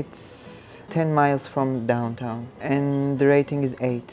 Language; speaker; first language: English; non-native, fluent; Turkish